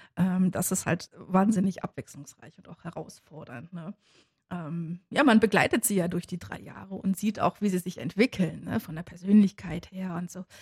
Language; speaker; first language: German; native; German